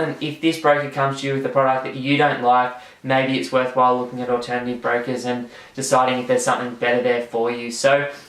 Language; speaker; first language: English; native; English